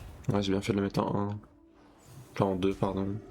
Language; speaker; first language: French; native; French